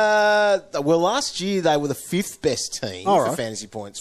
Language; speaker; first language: English; native; English